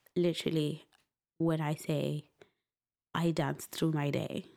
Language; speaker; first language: English; non-native, local second language; Shona